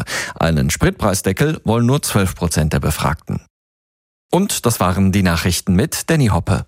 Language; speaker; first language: German; native; German